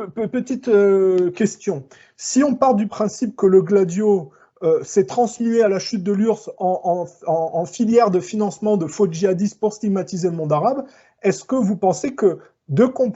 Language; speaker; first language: French; native; French